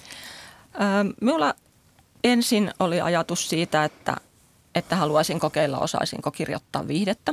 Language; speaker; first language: Finnish; native; Finnish